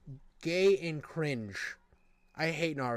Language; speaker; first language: English; native; English